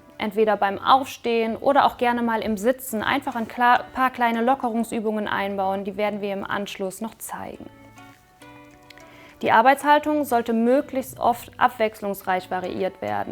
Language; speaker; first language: German; native; German